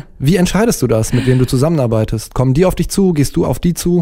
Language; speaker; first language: German; native; German